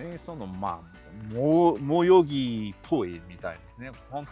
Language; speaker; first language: Japanese; non-native, learner; English